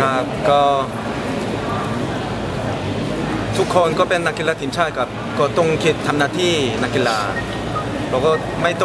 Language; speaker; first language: Thai; non-native, fluent; Korean